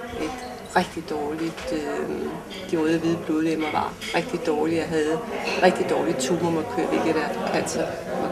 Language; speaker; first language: Danish; native; Danish